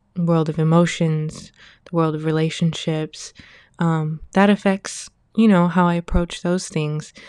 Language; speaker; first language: English; early bilingual, other home language; Chinese